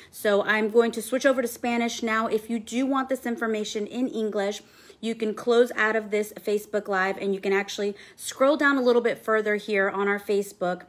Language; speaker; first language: English; early bilingual, other home language; Spanish